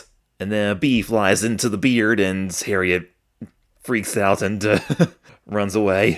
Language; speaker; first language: English; native; English